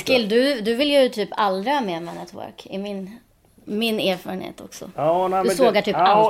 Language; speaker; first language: Swedish; native; Swedish